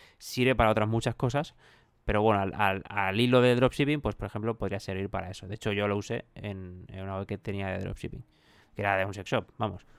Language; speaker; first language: Spanish; native; Spanish